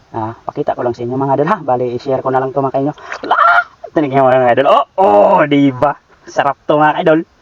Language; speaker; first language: Filipino; non-native, local second language; Cebuano